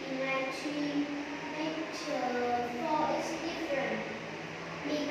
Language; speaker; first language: English; non-native, learner; Vietnamese